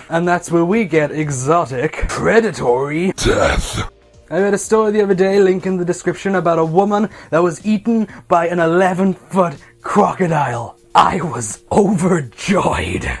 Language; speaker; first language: English; native; English